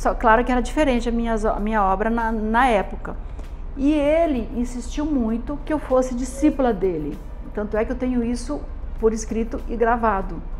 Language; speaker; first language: Portuguese; native; Portuguese